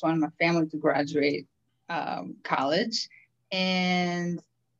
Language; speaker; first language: English; early bilingual, other home language; Greek